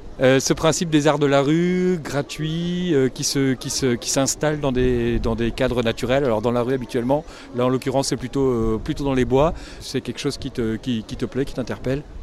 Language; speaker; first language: French; native; French